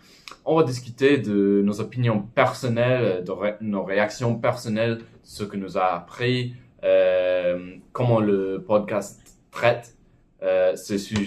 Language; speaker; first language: French; non-native, fluent; English